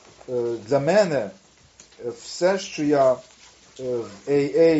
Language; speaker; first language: Ukrainian; early bilingual, heritage; Ukrainian